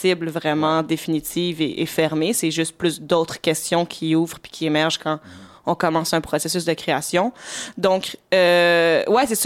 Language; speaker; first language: French; native; French